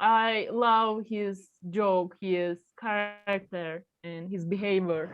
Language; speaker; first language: English; non-native, learner; Turkish